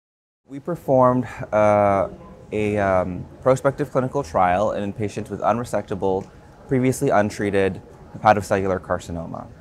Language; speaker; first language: English; native; English